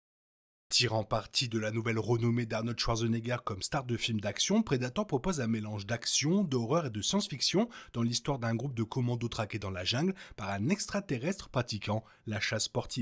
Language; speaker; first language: French; native; French